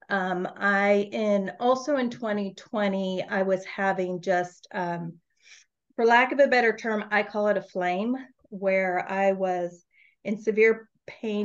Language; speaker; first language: English; native; English